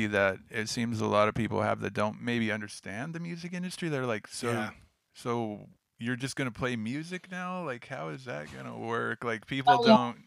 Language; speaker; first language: English; native; English